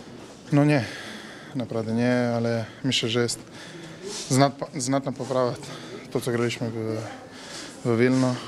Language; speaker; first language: Polish; non-native, learner; Serbian